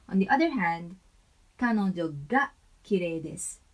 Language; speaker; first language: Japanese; non-native, fluent; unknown